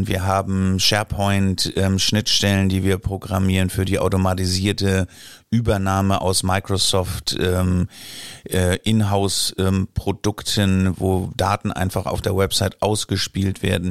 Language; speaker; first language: German; native; German